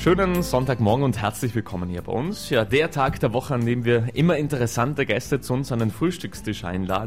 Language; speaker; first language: German; native; German